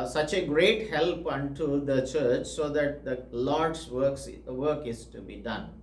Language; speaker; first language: English; non-native, local second language; Telugu